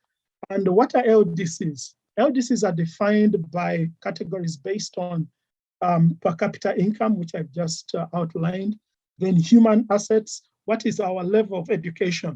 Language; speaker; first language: English; non-native, local second language; Ganda